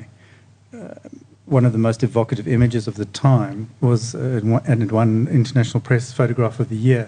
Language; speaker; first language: English; native; English